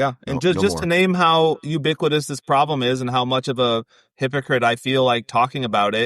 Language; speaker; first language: English; native; English